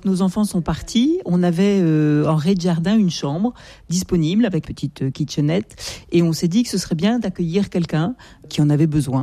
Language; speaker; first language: French; native; French